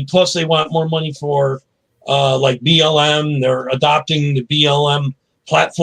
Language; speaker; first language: English; native; English